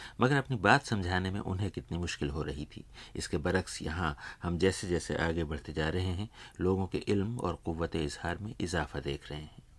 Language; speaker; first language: Urdu; native; Urdu